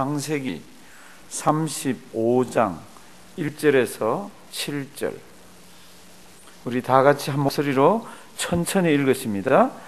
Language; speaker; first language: Korean; native; Korean